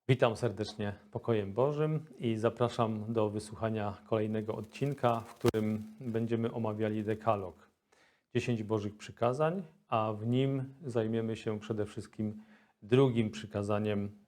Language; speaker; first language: Polish; native; Polish